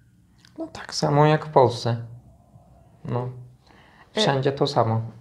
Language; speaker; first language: Polish; non-native, learner; Turkish